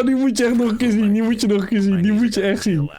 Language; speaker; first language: Dutch; native; Dutch